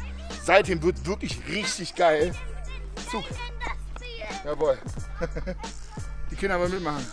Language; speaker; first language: German; native; German